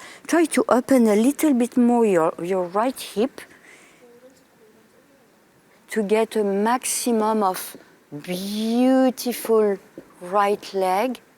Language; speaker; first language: English; non-native, fluent; French